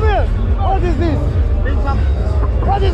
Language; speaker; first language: English; non-native, fluent; Italian